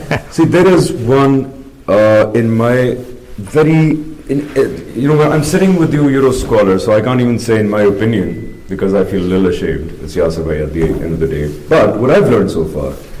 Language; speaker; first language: English; non-native, local second language; Urdu